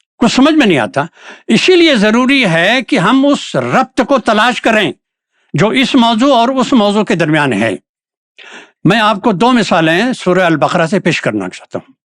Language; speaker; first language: Urdu; native; Urdu